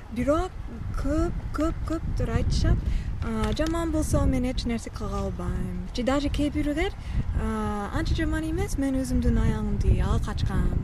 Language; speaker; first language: Kyrgyz; non-native, fluent; English